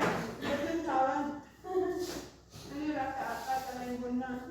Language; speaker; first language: Arabic; non-native, learner; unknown